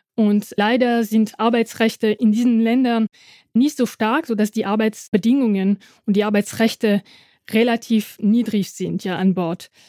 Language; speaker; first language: German; non-native, fluent; French